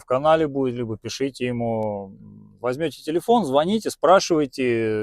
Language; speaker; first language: Russian; native; Russian